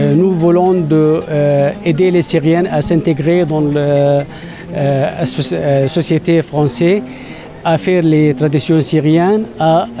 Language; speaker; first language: French; non-native, learner; Arabic